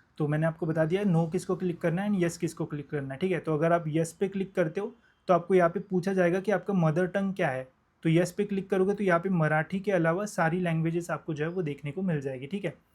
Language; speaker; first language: Hindi; non-native, local second language; Marathi